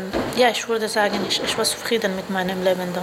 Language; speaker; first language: German; non-native, fluent; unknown